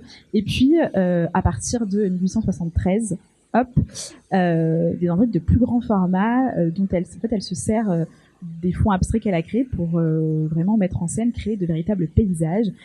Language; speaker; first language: French; native; French